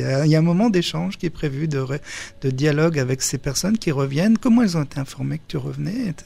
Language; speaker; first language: French; native; French